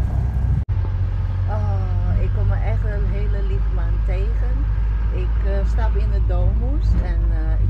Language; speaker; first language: Dutch; non-native, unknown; Chinese